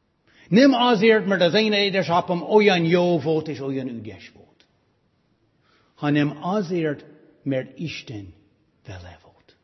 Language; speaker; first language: Hungarian; non-native, fluent; English